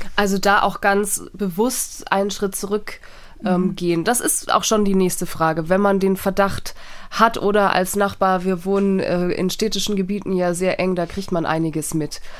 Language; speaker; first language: German; native; German